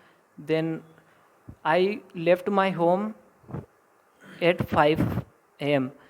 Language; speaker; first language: English; non-native, learner; Hindi